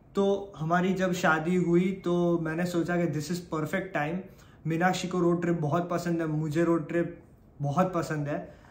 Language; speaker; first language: Hindi; non-native, local second language; Gujarati